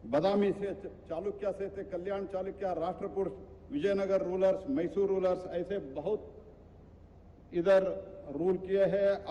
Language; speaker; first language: Hindi; non-native, local second language; Kannada